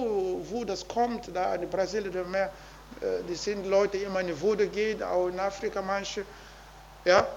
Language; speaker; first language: German; non-native, learner; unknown